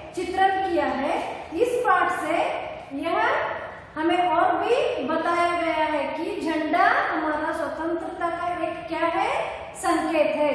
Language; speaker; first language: Hindi; non-native, local second language; Kannada